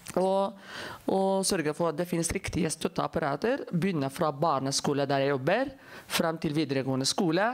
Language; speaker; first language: Norwegian; non-native, fluent; Arabic